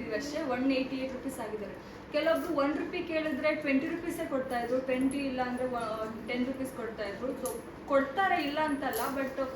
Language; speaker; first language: Kannada; native; Kannada